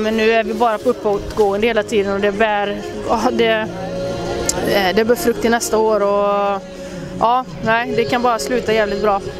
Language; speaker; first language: Swedish; native; Swedish